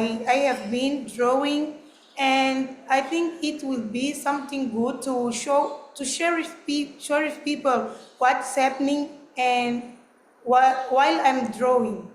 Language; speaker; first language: English; non-native, learner; Portuguese